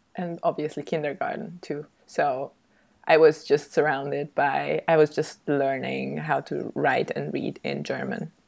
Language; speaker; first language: English; early bilingual, other home language; Hungarian